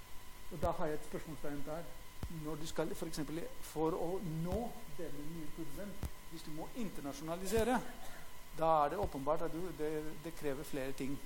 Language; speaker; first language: Norwegian; non-native, fluent; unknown